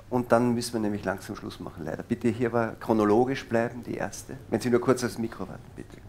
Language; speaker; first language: German; native; German